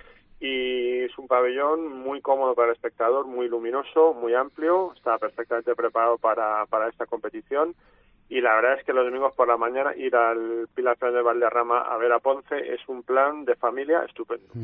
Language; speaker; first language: Spanish; native; Spanish